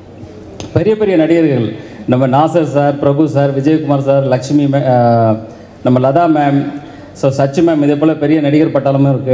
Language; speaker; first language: Tamil; native; Tamil